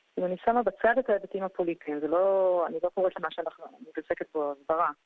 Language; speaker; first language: Hebrew; early bilingual, other home language; English